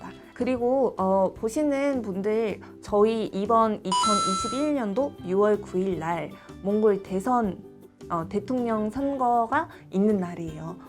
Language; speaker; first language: Korean; non-native, fluent; Mongolian